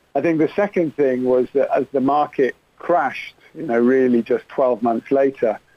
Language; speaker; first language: English; native; English